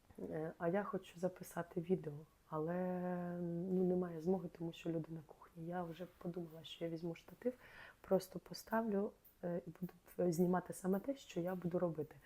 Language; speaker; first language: Ukrainian; native; Ukrainian